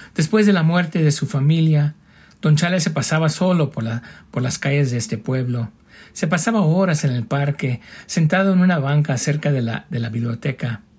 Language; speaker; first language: Spanish; early bilingual, heritage; Spanish